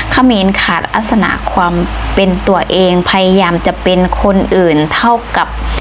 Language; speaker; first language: Thai; native; Thai